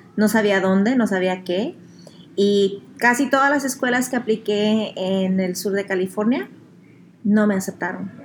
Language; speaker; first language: Spanish; early bilingual, heritage; Spanish